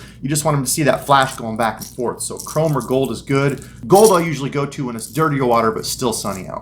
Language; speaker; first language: English; native; English